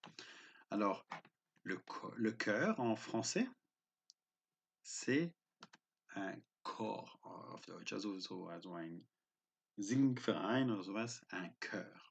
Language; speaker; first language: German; non-native, fluent; French